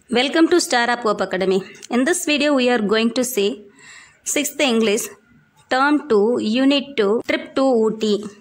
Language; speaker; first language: English; non-native, local second language; Tamil